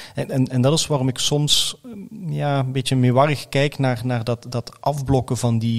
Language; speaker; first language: Dutch; native; Dutch